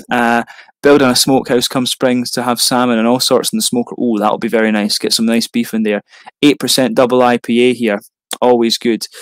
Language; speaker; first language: English; native; English